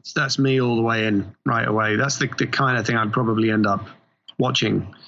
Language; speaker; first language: English; native; English